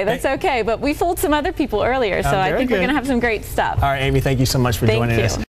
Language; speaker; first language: English; native; English